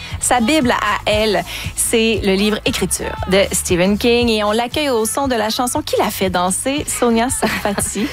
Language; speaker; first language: French; native; French